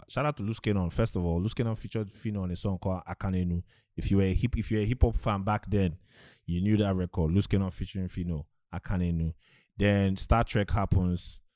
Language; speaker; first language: English; non-native, local second language; Igbo